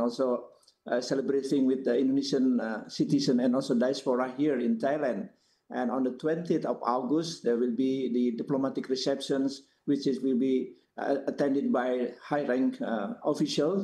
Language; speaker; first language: English; non-native, fluent; Indonesian